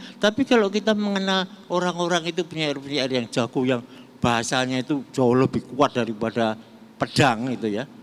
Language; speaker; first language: Indonesian; non-native, local second language; Javanese